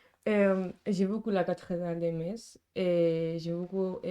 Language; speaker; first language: French; non-native, fluent; Spanish